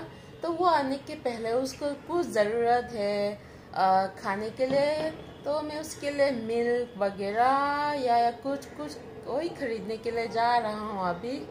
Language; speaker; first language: Hindi; non-native, local second language; Bangla